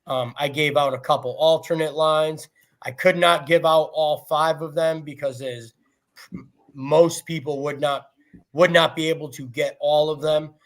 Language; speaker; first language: English; native; English